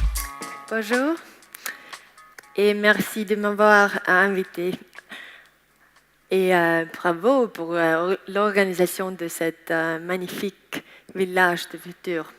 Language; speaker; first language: French; non-native, learner; Estonian